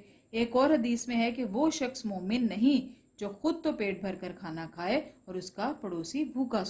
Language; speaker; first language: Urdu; non-native, local second language; Punjabi